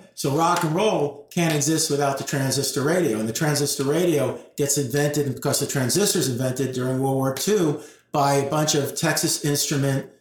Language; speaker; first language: English; native; English